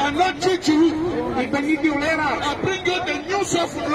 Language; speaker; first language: English; non-native, learner; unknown